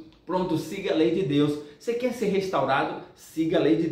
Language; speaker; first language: Portuguese; native; Portuguese